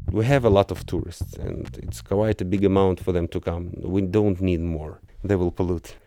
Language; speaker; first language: English; non-native, fluent; Russian